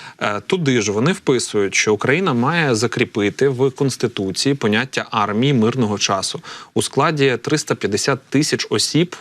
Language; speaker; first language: Ukrainian; native; Ukrainian